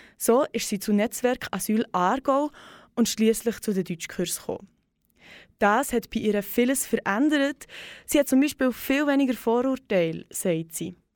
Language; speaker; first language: German; native; German